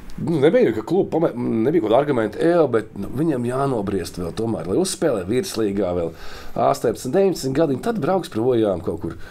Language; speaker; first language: Latvian; native; Latvian